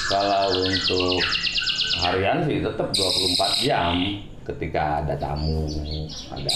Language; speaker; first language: Indonesian; non-native, local second language; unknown